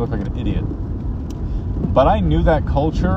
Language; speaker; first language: English; native; English